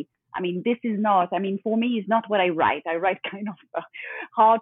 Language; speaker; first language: English; non-native, fluent; French